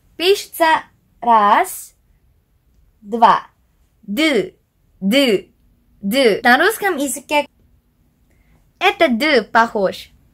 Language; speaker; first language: Russian; non-native, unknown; Korean